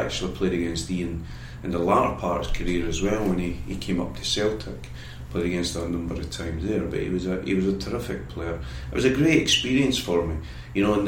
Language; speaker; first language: English; native; English